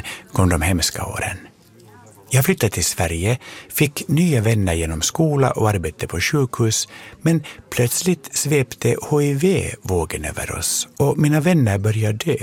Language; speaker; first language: Swedish; native; Swedish